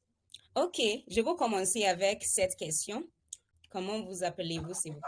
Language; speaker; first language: French; non-native, fluent; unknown